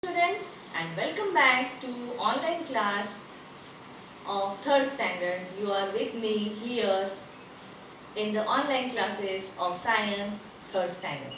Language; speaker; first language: English; non-native, local second language; Marathi